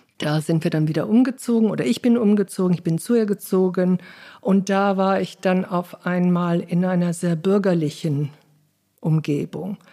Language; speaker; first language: German; early bilingual, other home language; English